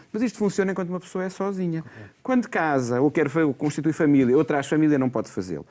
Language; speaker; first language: Portuguese; native; Portuguese